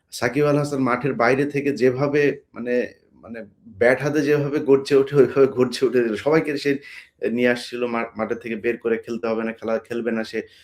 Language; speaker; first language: Bangla; native; Bangla